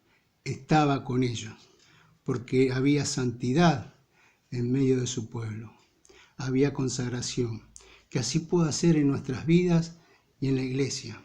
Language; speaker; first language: Spanish; native; Spanish